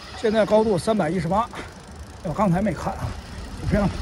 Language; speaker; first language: Chinese; native; Chinese